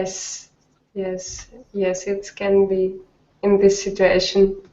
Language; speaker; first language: English; non-native, learner; Russian